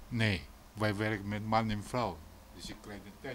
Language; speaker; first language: Dutch; non-native, learner; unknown